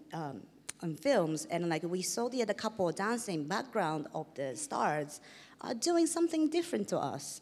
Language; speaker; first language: English; non-native, fluent; Japanese